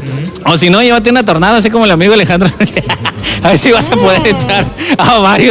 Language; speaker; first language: Spanish; native; Spanish